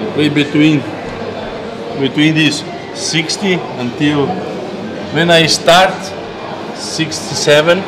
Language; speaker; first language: English; non-native, learner; Portuguese